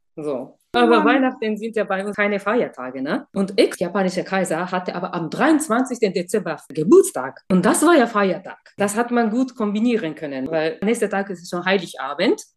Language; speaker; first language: German; non-native, fluent; Japanese